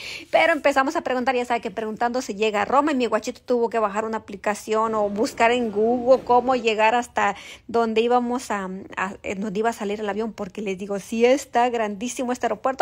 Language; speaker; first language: Spanish; native; Spanish